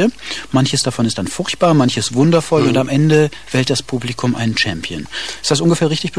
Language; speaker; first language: German; native; German